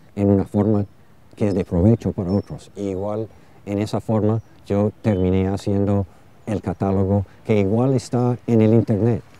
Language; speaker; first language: Spanish; non-native, fluent; English